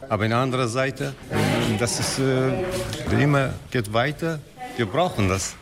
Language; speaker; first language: German; non-native, learner; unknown